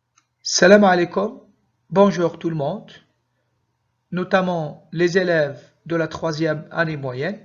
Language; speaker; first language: French; non-native, local second language; Arabic